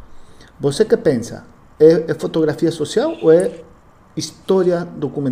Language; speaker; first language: Portuguese; non-native, learner; Spanish